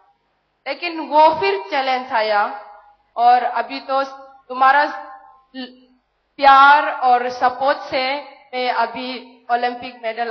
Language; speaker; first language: Hindi; non-native, local second language; Manipuri